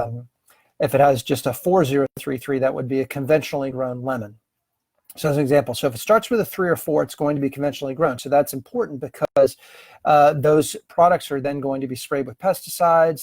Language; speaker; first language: English; native; English